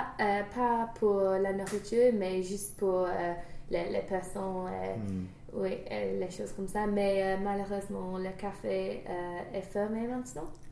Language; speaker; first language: French; non-native, learner; English